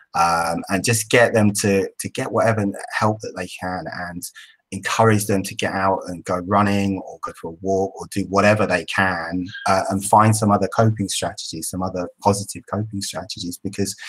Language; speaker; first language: English; native; English